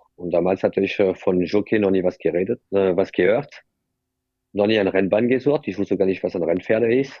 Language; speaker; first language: German; non-native, fluent; French